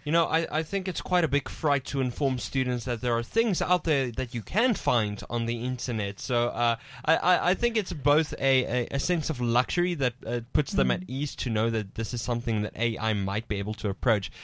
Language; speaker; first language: English; non-native, local second language; Afrikaans